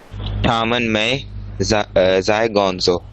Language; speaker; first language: Chinese; non-native, learner; Urdu